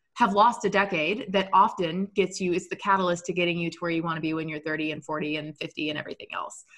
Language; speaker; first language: English; native; English